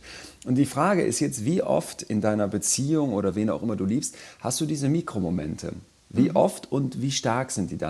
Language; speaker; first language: German; native; German